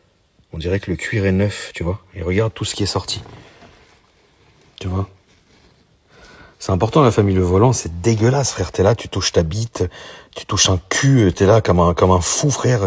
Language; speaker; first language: French; native; French